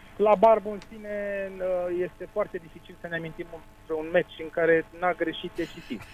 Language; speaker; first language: Romanian; native; Romanian